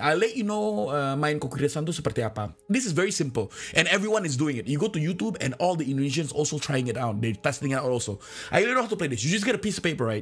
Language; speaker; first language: English; non-native, fluent; Indonesian